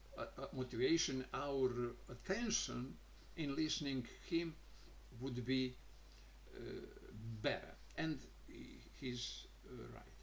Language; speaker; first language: English; non-native, learner; Croatian